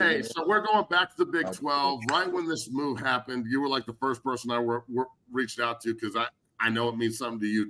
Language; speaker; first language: English; native; English